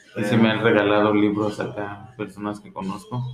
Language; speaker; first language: Spanish; early bilingual, heritage; Spanish